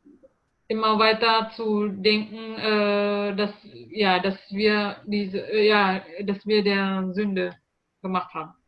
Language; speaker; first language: German; non-native, learner; Indonesian